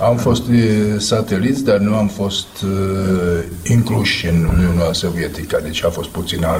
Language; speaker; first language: Romanian; non-native, fluent; Czech